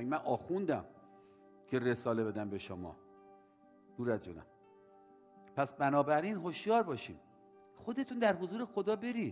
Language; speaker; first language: Persian; native; Persian